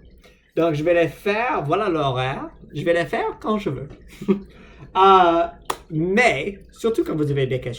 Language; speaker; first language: French; non-native, fluent; English